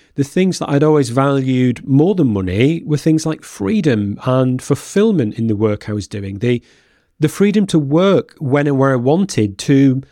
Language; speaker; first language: English; native; English